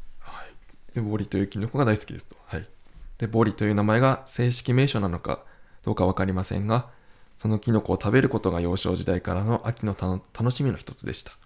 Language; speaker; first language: Japanese; native; Japanese